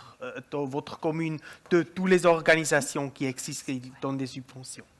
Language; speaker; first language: French; non-native, local second language; German